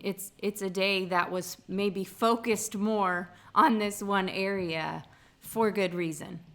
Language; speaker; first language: English; native; English